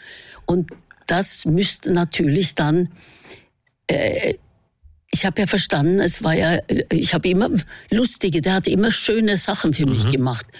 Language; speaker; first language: German; non-native, fluent; Norwegian